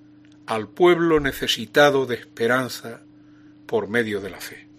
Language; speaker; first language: Spanish; native; Spanish